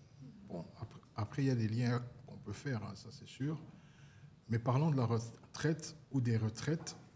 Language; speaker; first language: French; non-native, local second language; Lingala